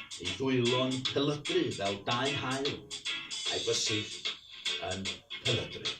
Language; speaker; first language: Welsh; early bilingual, heritage; Welsh